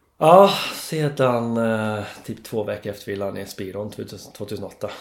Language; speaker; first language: Swedish; non-native, fluent; English